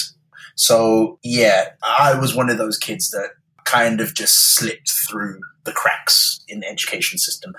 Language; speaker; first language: English; native; English